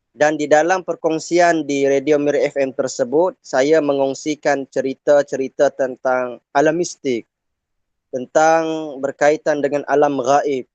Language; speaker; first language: Malay; non-native, local second language; Iban